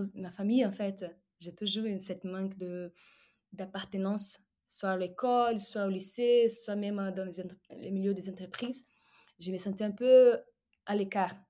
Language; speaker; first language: French; non-native, fluent; Portuguese